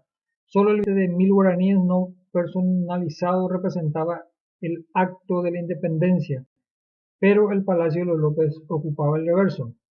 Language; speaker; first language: Spanish; native; Spanish